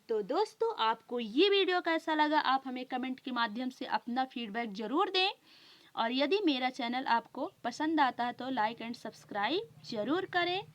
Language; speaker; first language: Hindi; native; Hindi